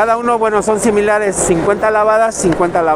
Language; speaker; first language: Spanish; native; Spanish